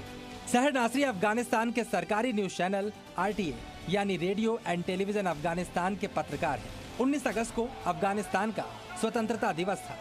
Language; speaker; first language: Hindi; native; Hindi